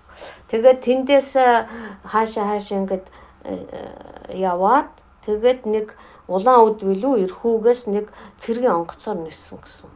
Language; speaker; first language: Mongolian; non-native, fluent; Russian